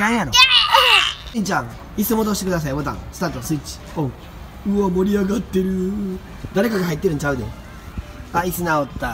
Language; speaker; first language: Japanese; native; Japanese